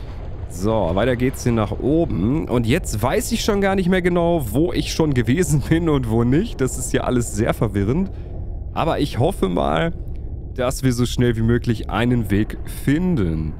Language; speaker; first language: German; native; German